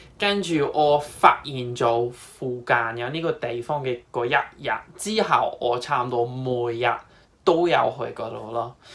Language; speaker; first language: Cantonese; non-native, fluent; English